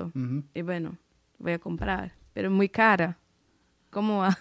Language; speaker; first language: Spanish; non-native, fluent; Portuguese